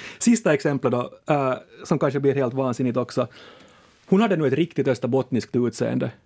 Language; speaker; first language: Swedish; native; Swedish